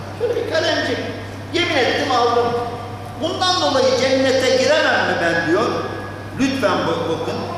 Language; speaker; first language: Turkish; non-native, fluent; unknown